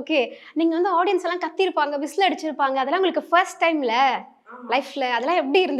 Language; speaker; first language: Tamil; native; Tamil